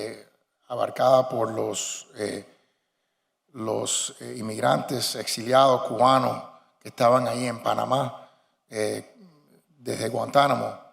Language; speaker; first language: Spanish; early bilingual, heritage; Spanish